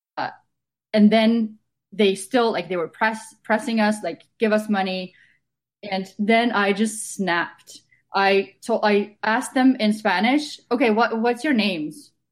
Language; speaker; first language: English; non-native, fluent; Estonian